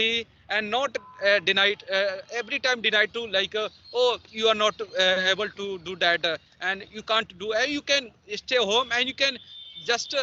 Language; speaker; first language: English; non-native, learner; Hindi